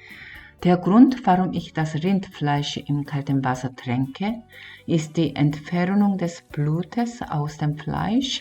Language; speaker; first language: German; non-native, learner; Korean